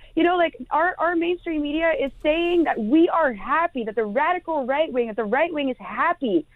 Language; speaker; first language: English; non-native, fluent; Dutch